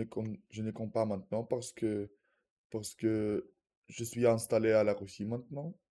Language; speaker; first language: French; non-native, learner; Russian